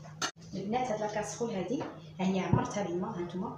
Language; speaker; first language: Arabic; native; Arabic